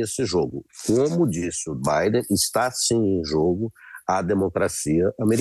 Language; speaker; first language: Portuguese; native; Portuguese